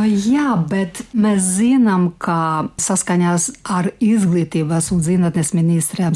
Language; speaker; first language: Latvian; non-native, learner; Ukrainian